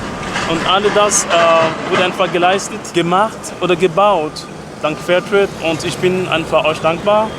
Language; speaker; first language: German; non-native, fluent; French